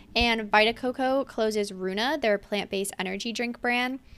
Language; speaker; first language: English; native; English